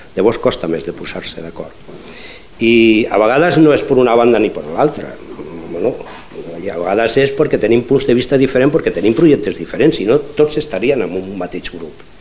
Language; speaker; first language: Catalan; non-native, local second language; Spanish